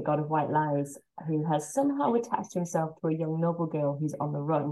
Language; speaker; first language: English; native; English